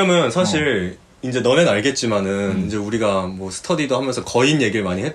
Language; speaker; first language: Korean; native; Korean